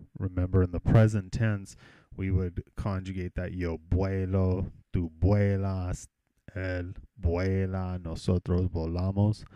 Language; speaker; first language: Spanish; non-native, fluent; English